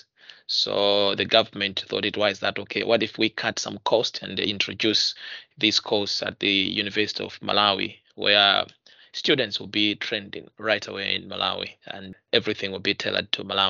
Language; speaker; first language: English; non-native, local second language; Nyanja